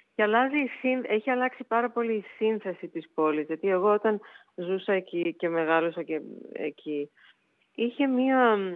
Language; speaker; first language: Greek; early bilingual, heritage; Greek